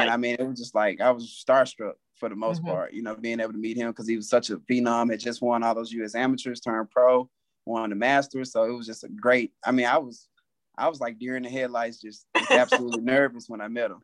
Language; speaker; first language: English; native; English